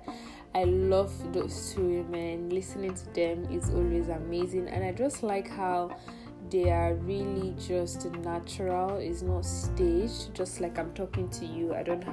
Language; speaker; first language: English; non-native, local second language; Igbo